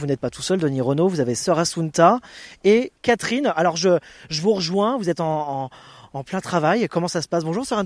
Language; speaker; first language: French; native; French